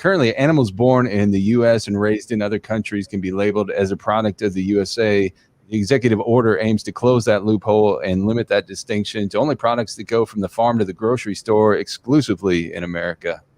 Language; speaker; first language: English; native; English